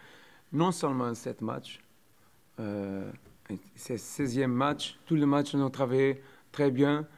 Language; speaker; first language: French; non-native, learner; Portuguese